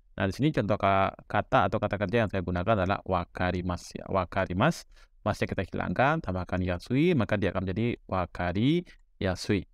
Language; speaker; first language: Indonesian; native; Indonesian